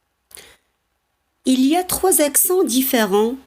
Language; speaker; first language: French; non-native, local second language; Arabic